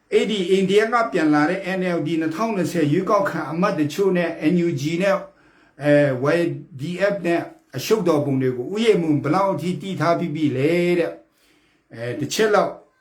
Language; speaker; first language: Burmese; non-native, local second language; Kachin